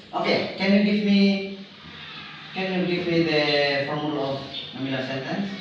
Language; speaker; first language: English; non-native, learner; Indonesian